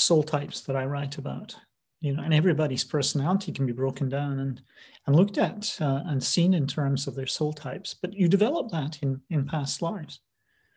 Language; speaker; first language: English; native; English